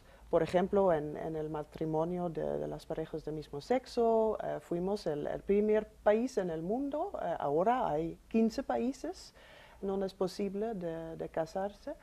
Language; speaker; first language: Spanish; non-native, fluent; Dutch